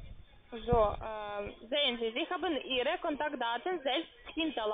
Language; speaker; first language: German; non-native, learner; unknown